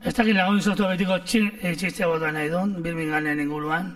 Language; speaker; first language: Basque; native; Basque